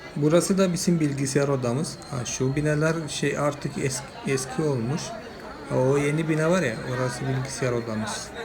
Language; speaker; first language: Turkish; non-native, fluent; Malayalam